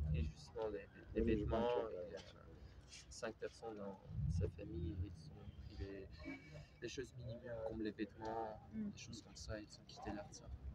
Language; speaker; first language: French; non-native, learner; Armenian